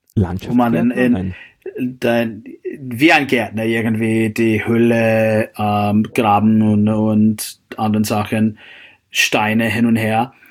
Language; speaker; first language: German; non-native, fluent; English